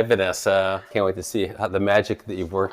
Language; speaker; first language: English; native; English